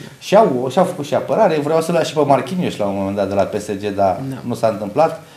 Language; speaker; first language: Romanian; native; Romanian